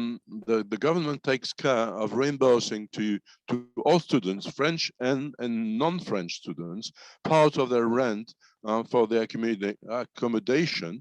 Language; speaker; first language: English; non-native, fluent; French